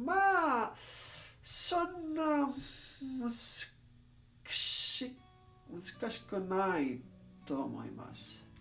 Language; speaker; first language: Japanese; non-native, learner; English